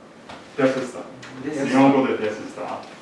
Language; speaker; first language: Japanese; non-native, learner; English